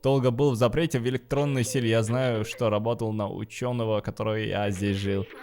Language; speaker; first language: Russian; non-native, local second language; Kazakh